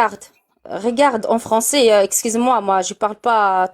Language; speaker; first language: French; non-native, learner; Arabic